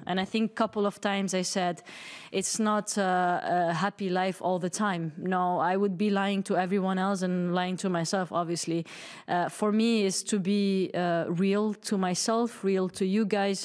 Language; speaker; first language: English; non-native, fluent; Arabic